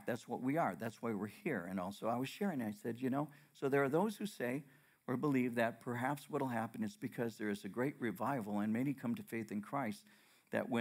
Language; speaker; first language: English; native; English